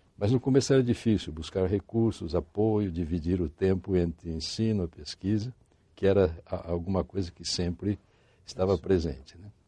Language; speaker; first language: Portuguese; native; Portuguese